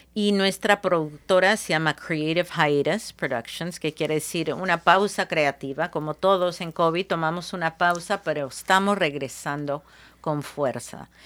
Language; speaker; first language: Spanish; early bilingual, heritage; Spanish